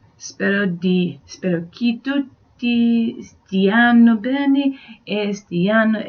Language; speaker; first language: Italian; non-native, learner; English